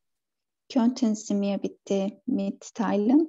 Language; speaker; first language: German; non-native, learner; Turkish